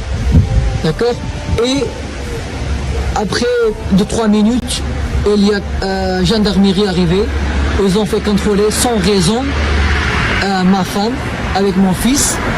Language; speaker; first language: French; non-native, learner; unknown